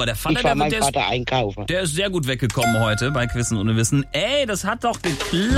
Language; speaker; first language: German; native; German